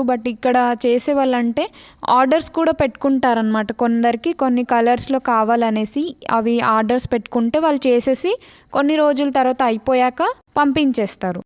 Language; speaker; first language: Telugu; non-native, local second language; Lambadi